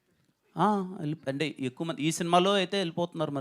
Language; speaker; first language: Telugu; native; Telugu